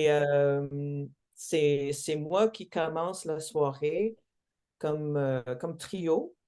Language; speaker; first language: French; non-native, local second language; English